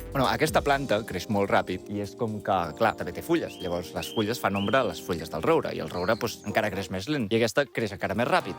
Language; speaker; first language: Catalan; native; Catalan